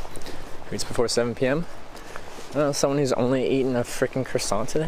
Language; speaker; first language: English; native; English